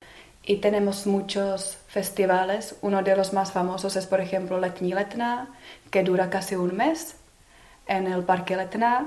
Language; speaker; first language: Spanish; non-native, fluent; Czech